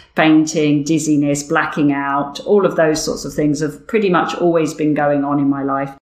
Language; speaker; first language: English; native; English